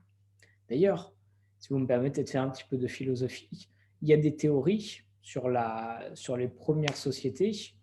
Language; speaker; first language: French; native; French